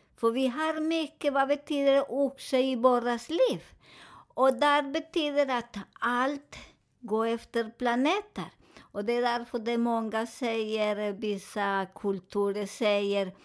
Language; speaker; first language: Swedish; non-native, fluent; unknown